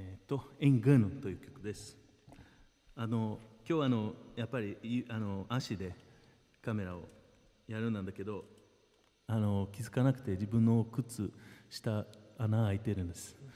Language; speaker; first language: Japanese; non-native, fluent; Portuguese